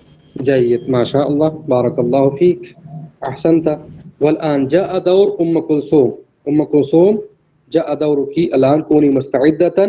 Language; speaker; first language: Arabic; non-native, fluent; Urdu